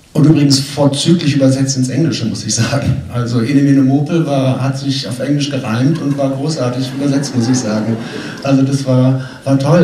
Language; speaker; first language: German; native; German